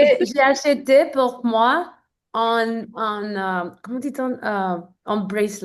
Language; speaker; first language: French; non-native, learner; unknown